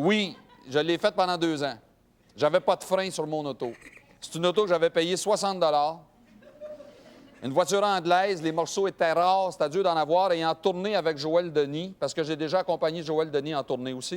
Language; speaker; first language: French; native; French